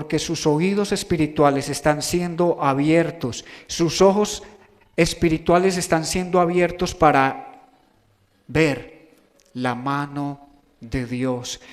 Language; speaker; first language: Spanish; native; Spanish